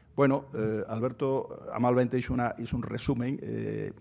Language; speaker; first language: Spanish; native; Spanish